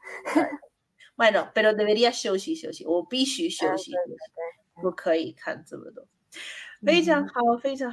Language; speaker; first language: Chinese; non-native, learner; Spanish